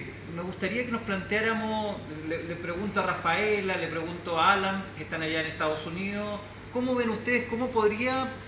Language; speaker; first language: Spanish; native; Spanish